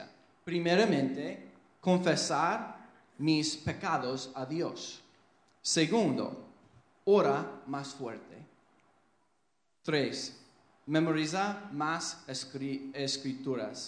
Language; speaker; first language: Spanish; non-native, fluent; English